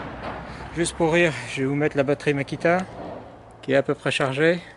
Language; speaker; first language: French; native; French